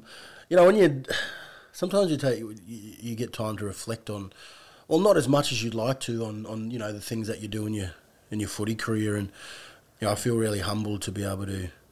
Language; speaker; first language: English; native; English